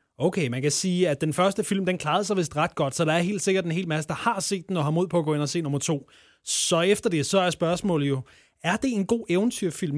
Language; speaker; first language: Danish; native; Danish